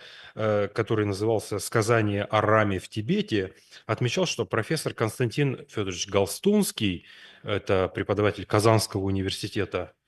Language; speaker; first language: Russian; native; Russian